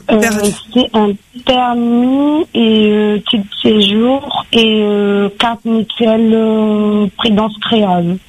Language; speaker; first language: French; non-native, learner; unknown